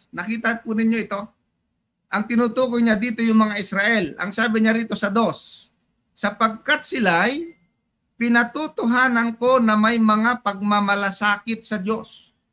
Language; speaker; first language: Filipino; native; Filipino